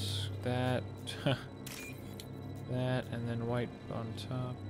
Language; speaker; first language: English; native; English